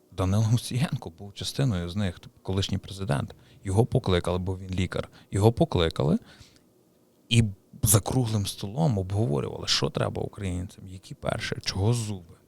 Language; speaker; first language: Ukrainian; native; Ukrainian